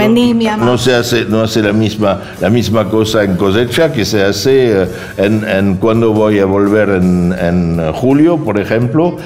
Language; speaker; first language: Spanish; non-native, fluent; French